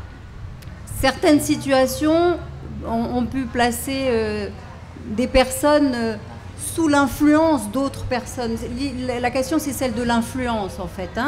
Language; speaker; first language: French; native; French